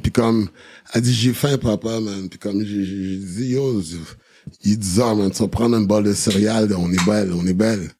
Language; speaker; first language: French; native; French